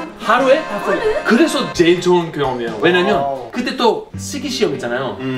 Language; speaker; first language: Korean; non-native, fluent; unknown